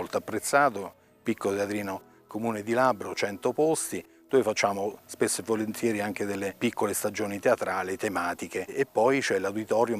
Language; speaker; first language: Italian; native; Italian